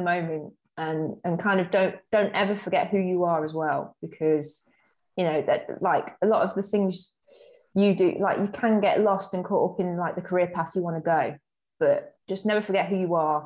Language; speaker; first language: English; native; English